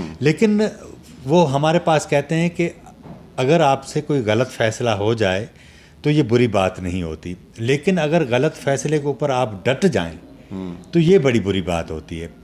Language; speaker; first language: Urdu; non-native, local second language; Sindhi